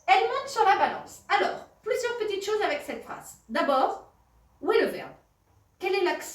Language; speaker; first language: French; native; French